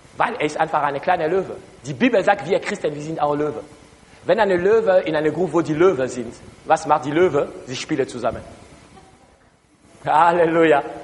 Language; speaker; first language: German; non-native, learner; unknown